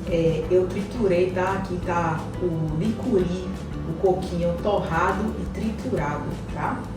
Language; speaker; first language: Portuguese; native; Portuguese